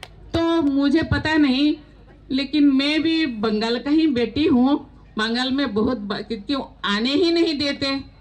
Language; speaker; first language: Hindi; non-native, local second language; Santali